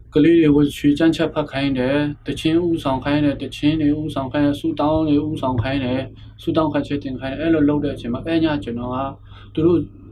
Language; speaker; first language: Burmese; non-native, local second language; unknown